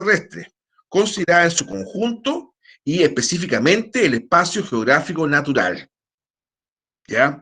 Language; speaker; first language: Spanish; native; Spanish